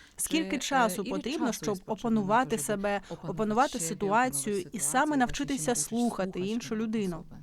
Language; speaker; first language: Ukrainian; native; Ukrainian